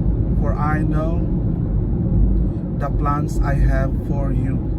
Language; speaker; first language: English; non-native, local second language; Filipino